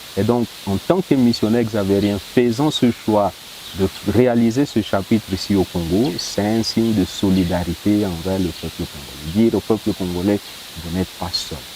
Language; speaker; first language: French; non-native, local second language; Swahili